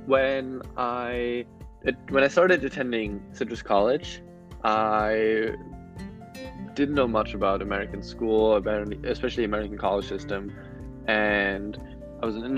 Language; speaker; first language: English; non-native, fluent; German